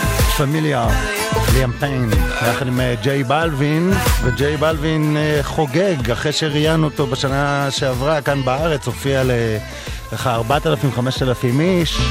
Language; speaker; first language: Hebrew; native; Hebrew